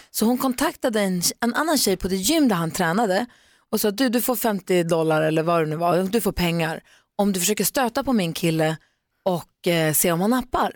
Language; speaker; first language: Swedish; native; Swedish